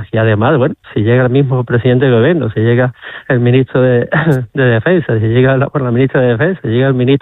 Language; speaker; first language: Spanish; native; Spanish